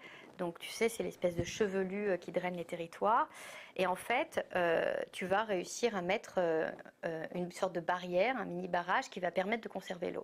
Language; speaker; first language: French; native; French